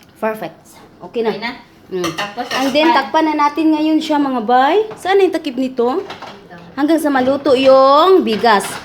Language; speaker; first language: Filipino; non-native, local second language; Cebuano